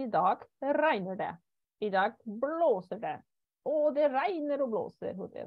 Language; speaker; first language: Norwegian; non-native, fluent; German